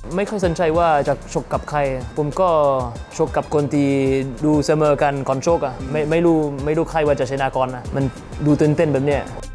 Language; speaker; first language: Thai; non-native, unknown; French